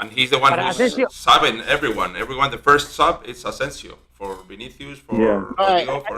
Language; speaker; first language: English; non-native, fluent; Spanish